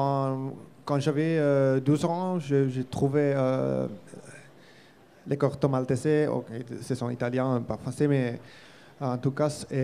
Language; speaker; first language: French; non-native, learner; Finnish